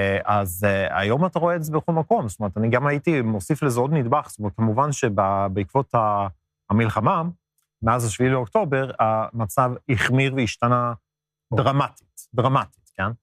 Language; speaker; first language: Hebrew; non-native, fluent; Swedish